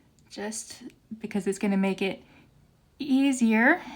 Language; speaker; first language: English; native; English